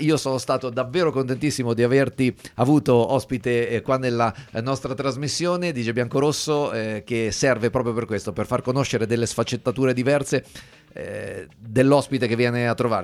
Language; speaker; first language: Italian; native; Italian